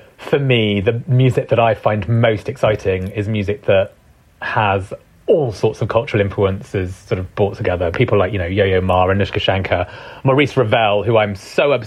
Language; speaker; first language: English; non-native, local second language; Punjabi